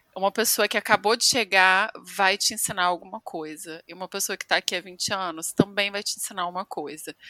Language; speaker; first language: Portuguese; native; Portuguese